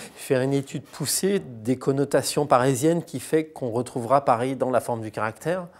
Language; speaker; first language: French; native; French